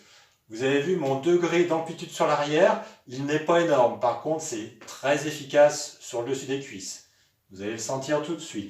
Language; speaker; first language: French; native; French